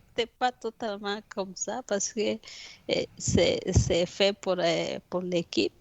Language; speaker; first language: French; non-native, fluent; Spanish